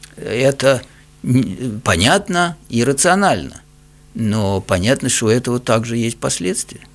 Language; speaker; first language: Russian; native; Russian